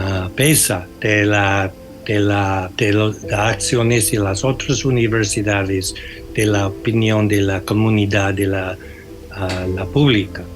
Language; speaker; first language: Spanish; non-native, fluent; English